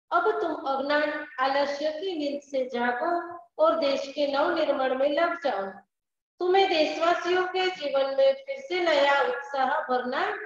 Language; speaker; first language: Hindi; non-native, local second language; Gujarati